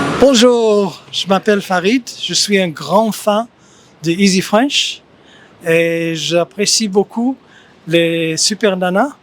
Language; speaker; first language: French; early bilingual, heritage; English